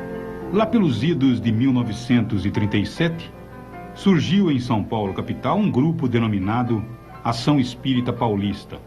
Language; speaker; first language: Portuguese; native; Portuguese